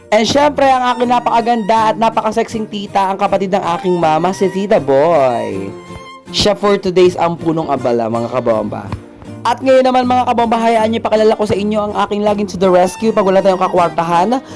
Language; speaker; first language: Filipino; non-native, local second language; Bikol